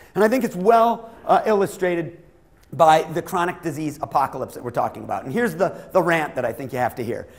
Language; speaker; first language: English; native; English